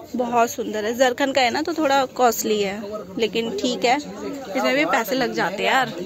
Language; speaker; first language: Hindi; native; Hindi